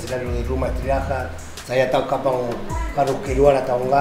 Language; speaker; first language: Indonesian; non-native, learner; Spanish